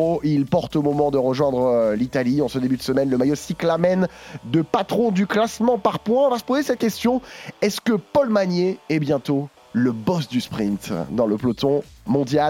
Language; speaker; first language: French; native; French